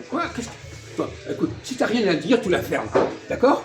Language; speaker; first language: French; native; French